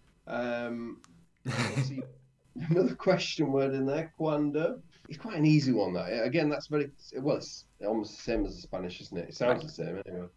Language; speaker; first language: English; native; English